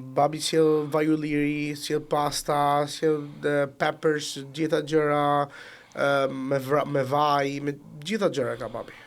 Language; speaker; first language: Albanian; early bilingual, heritage; Italian